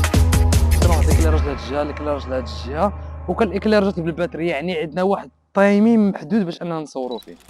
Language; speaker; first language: Arabic; native; Arabic